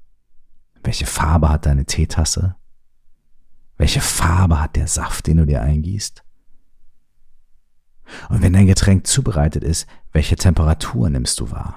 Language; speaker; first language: German; native; German